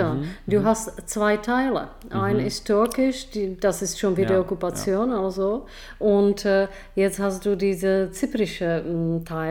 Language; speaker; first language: German; non-native, fluent; Czech